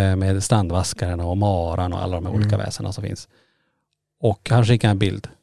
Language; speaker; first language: Swedish; native; Swedish